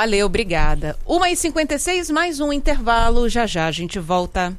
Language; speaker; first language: Portuguese; native; Portuguese